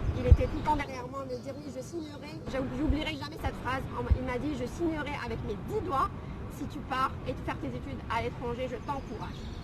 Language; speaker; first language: French; non-native, local second language; Arabic